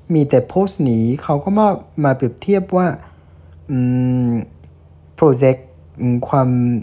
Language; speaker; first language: Thai; non-native, fluent; Vietnamese